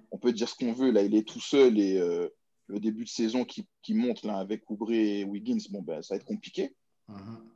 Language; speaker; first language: French; native; French